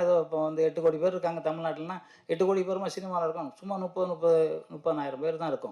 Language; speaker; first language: Tamil; native; Tamil